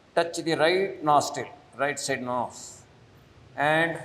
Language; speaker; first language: English; non-native, local second language; Kannada